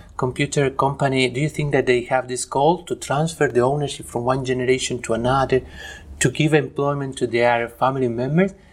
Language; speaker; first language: English; non-native, fluent; Spanish